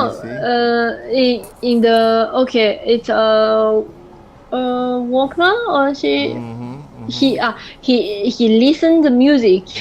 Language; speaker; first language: English; non-native, learner; French